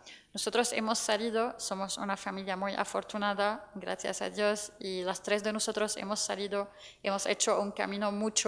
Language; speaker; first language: Spanish; non-native, fluent; Arabic